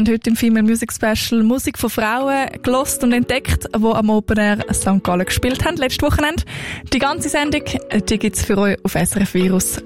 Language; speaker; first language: German; native; German